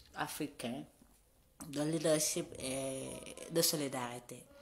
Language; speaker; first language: French; non-native, local second language; Wolof